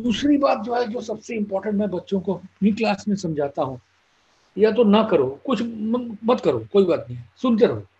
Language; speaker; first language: Hindi; non-native, local second language; Bangla